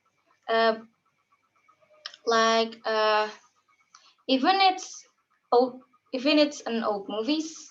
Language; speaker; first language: English; non-native, learner; Indonesian